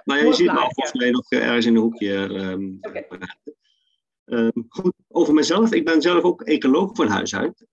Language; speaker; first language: Dutch; native; Dutch